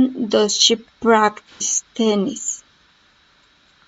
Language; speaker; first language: English; non-native, learner; Spanish